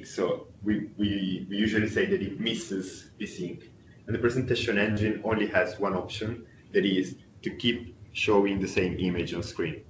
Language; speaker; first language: English; non-native, fluent; Italian